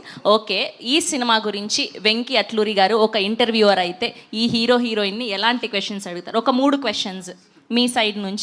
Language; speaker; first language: Telugu; native; Telugu